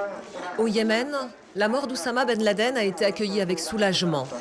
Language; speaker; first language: French; native; French